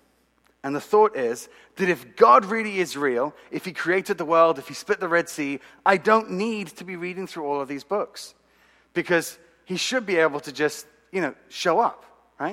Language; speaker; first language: English; native; English